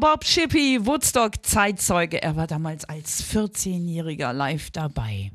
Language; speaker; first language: German; native; German